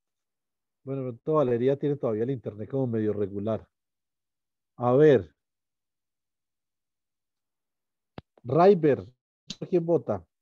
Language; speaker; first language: Spanish; native; Spanish